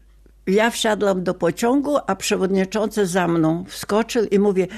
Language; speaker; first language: Polish; non-native, local second language; Ukrainian